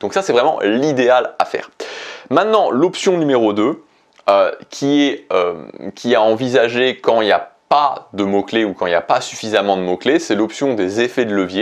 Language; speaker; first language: French; native; French